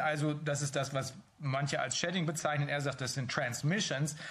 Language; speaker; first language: German; native; German